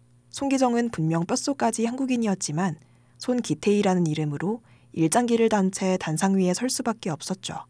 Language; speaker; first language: Korean; native; Korean